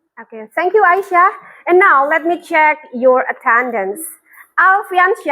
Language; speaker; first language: English; non-native, fluent; Indonesian